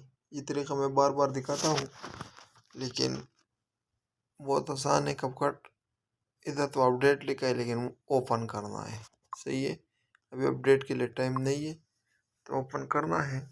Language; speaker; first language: Hindi; non-native, local second language; Punjabi